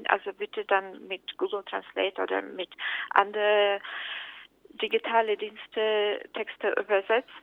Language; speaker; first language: German; non-native, fluent; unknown